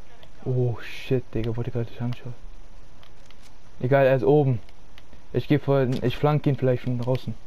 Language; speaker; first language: German; native; German